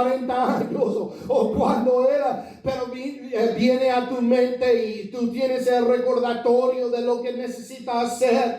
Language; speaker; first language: Spanish; non-native, fluent; English